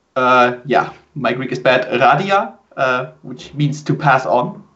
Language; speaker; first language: English; non-native, fluent; German